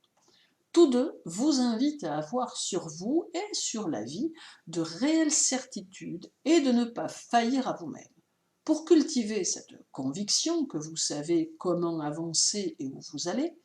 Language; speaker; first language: French; native; French